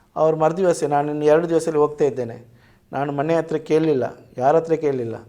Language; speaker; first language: Kannada; non-native, local second language; Tulu